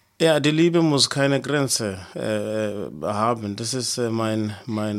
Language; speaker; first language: German; non-native, fluent; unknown